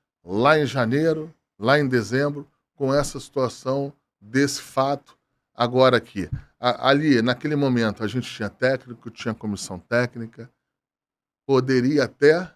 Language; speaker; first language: Portuguese; native; Portuguese